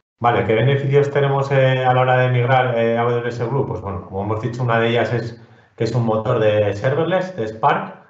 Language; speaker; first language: Spanish; native; Spanish